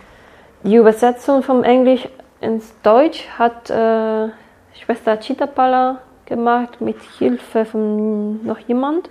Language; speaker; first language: German; non-native, fluent; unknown